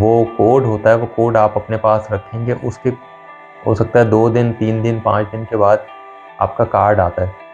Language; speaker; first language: Urdu; non-native, local second language; Punjabi